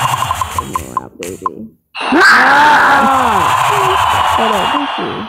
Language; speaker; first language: English; native; English